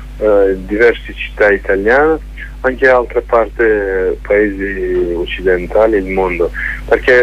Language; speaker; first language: Italian; non-native, learner; Kurdish